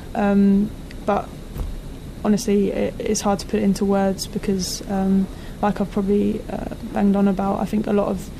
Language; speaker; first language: English; native; English